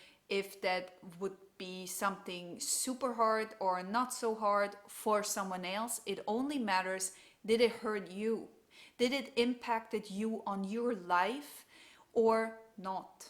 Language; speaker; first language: English; non-native, fluent; German